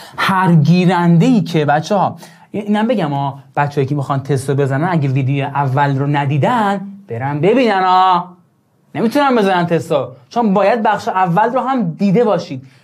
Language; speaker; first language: Persian; non-native, local second language; Azerbaijani